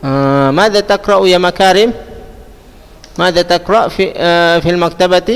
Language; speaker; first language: Arabic; non-native, fluent; Indonesian